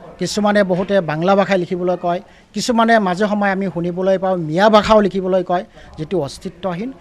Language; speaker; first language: Assamese; native; Assamese